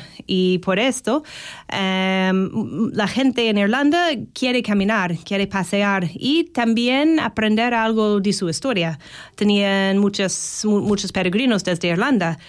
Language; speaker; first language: Spanish; non-native, learner; English